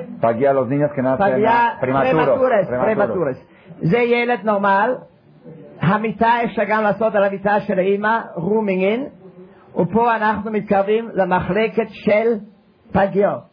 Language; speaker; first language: Hebrew; non-native, fluent; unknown